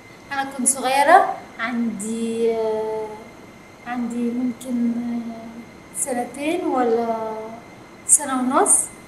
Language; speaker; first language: Arabic; non-native, learner; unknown